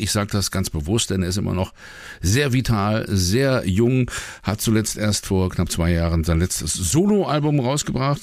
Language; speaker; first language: German; native; German